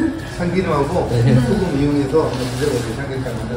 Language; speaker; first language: Korean; native; Korean